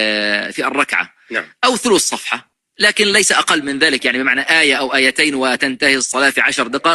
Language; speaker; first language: Arabic; native; Arabic